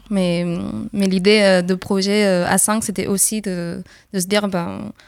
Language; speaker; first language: French; non-native, fluent; Spanish